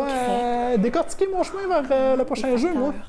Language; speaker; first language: French; native; French